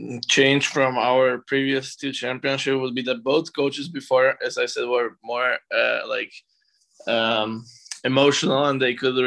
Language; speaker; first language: English; non-native, fluent; Slovak